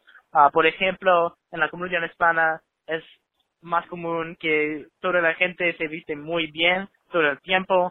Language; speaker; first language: Spanish; non-native, learner; English